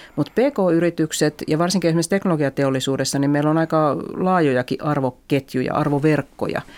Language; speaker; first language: Finnish; native; Finnish